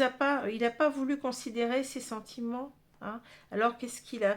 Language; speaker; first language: French; native; French